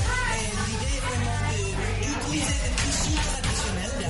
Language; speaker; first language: French; non-native, fluent; English